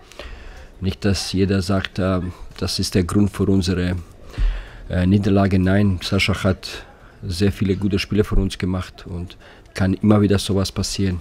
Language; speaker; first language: German; non-native, fluent; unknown